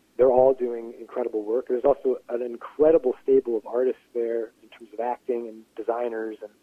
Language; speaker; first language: English; native; English